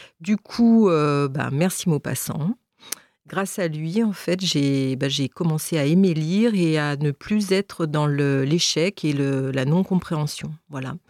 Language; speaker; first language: French; native; French